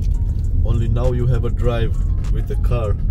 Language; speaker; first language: English; non-native, learner; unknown